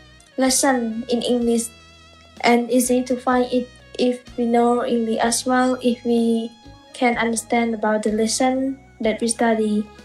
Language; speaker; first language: English; non-native, learner; Khmer